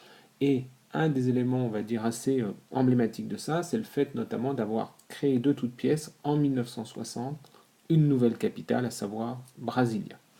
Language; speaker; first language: French; native; French